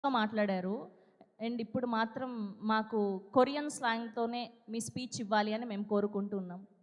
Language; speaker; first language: Telugu; native; Telugu